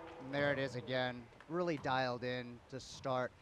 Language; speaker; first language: English; native; English